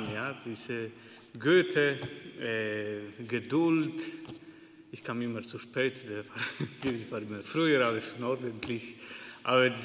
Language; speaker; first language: German; non-native, fluent; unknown